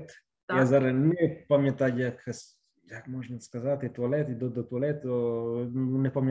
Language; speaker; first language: Ukrainian; non-native, fluent; Italian